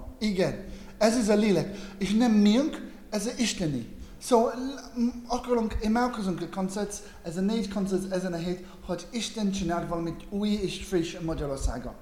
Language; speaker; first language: Hungarian; non-native, learner; English